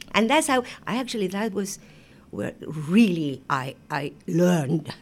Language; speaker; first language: English; non-native, fluent; Spanish